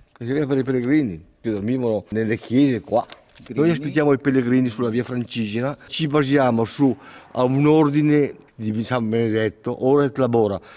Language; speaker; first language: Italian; native; Italian